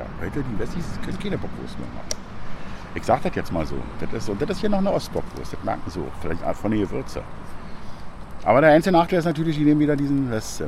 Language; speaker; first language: German; native; German